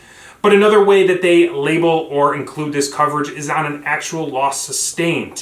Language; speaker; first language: English; native; English